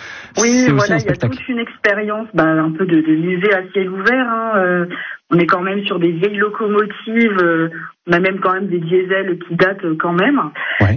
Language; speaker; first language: French; native; French